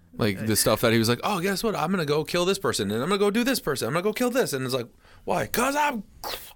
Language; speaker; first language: English; native; English